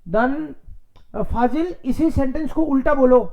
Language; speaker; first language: Hindi; native; Hindi